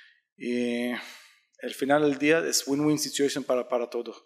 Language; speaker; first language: Spanish; non-native, learner; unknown